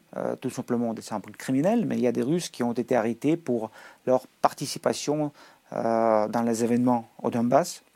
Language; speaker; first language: French; non-native, fluent; Russian